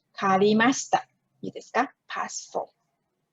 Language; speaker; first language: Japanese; non-native, fluent; Chinese